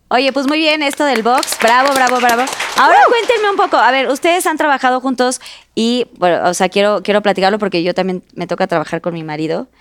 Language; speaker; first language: Spanish; native; Spanish